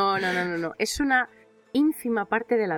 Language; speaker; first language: Spanish; native; Spanish